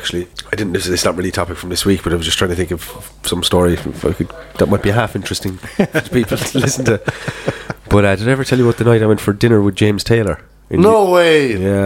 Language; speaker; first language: English; native; English